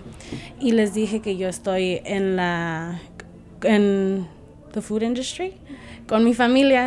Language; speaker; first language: Spanish; early bilingual, heritage; Spanish